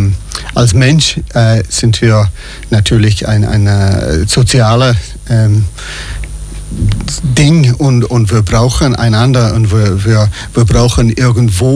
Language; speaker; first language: German; non-native, fluent; English